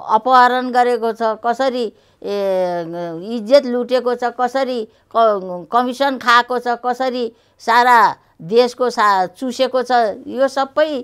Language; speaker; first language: Nepali; native; Nepali